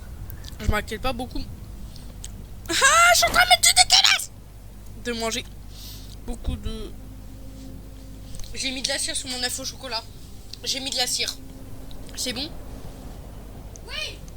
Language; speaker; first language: French; native; French